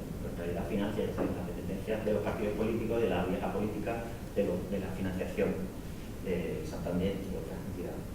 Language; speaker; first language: Spanish; native; Spanish